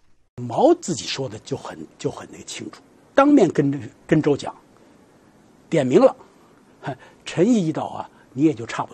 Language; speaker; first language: Chinese; native; Chinese